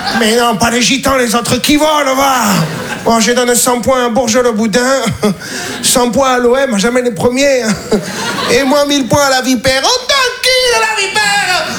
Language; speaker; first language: French; native; French